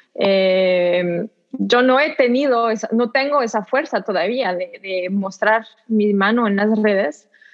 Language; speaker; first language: Spanish; non-native, fluent; French